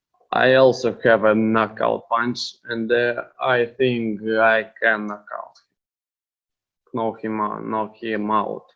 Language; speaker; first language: English; non-native, learner; Romanian